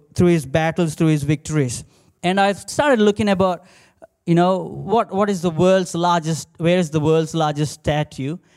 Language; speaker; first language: English; non-native, local second language; Telugu